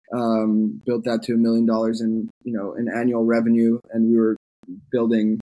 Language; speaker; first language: English; non-native, fluent; French